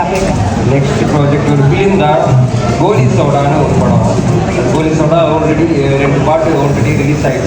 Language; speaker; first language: Tamil; early bilingual, heritage; Tamil